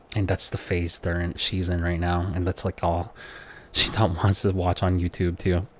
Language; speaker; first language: English; non-native, local second language; Filipino